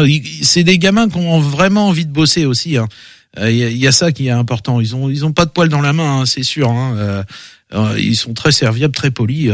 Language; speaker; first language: French; native; French